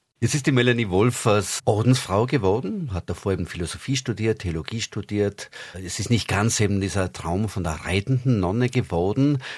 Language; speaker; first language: German; native; German